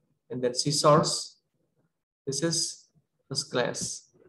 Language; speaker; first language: English; non-native, learner; Indonesian